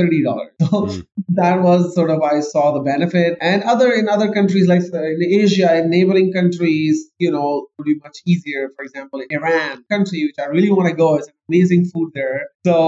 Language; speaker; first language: English; non-native, local second language; Urdu